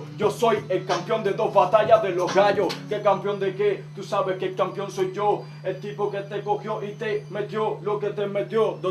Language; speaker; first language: Spanish; native; Spanish